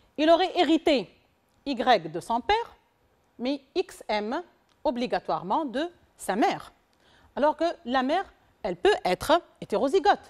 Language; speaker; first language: French; non-native, local second language; Arabic